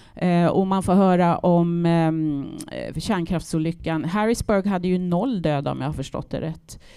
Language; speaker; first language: Swedish; native; Swedish